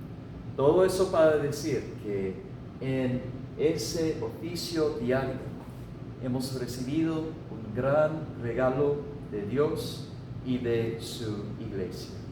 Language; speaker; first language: Spanish; non-native, fluent; English